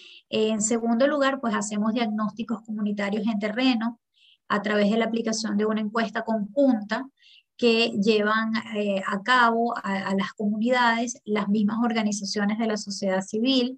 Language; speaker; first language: Spanish; native; Spanish